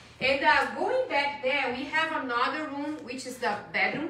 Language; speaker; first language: English; non-native, fluent; Portuguese